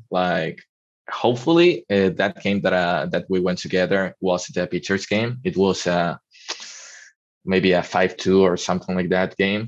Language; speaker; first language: English; non-native, fluent; Spanish